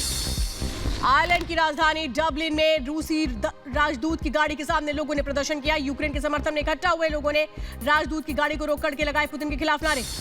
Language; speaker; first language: Hindi; native; Hindi